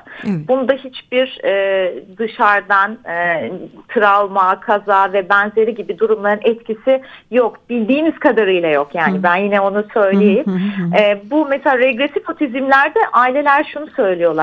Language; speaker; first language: Turkish; native; Turkish